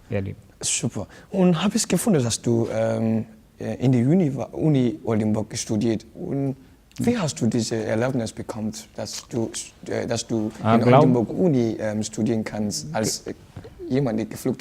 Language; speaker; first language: German; non-native, learner; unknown